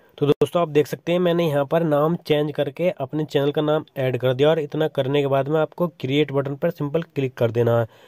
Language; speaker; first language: Hindi; native; Hindi